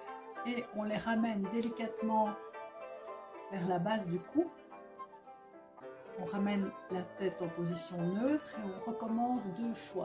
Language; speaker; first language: French; native; French